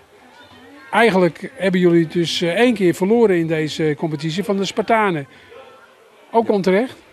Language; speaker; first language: Dutch; native; Dutch